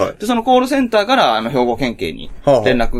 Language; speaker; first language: Japanese; native; Japanese